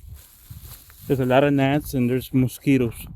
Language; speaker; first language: English; native; English